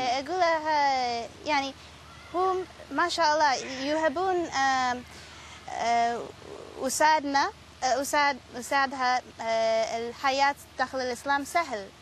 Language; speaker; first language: Arabic; non-native, learner; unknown